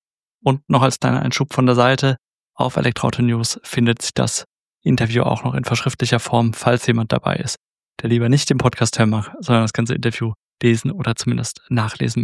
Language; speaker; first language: German; native; German